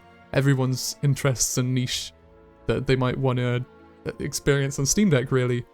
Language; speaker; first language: English; native; English